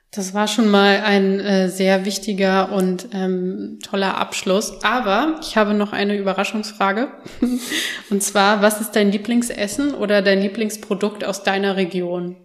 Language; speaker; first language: German; native; German